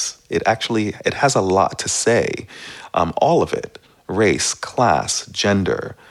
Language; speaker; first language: English; native; English